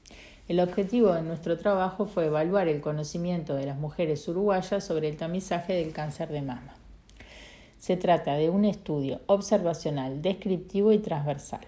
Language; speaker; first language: Spanish; native; Spanish